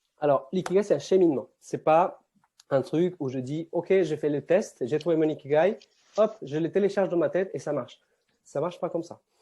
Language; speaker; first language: French; non-native, fluent; Spanish